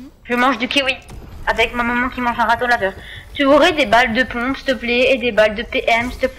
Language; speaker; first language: French; native; French